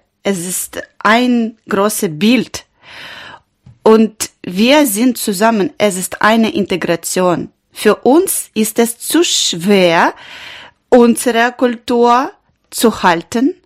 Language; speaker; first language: German; non-native, learner; Ukrainian